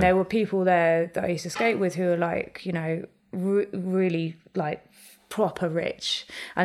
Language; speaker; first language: English; native; English